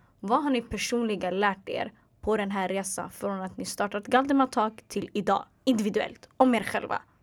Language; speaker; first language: Swedish; early bilingual, other home language; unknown